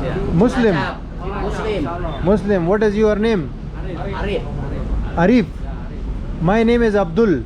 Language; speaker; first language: English; non-native, learner; Urdu